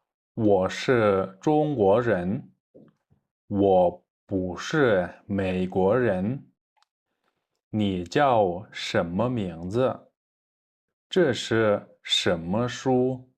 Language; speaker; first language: Chinese; non-native, fluent; Kyrgyz